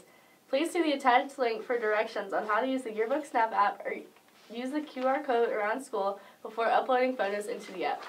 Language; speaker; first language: English; native; English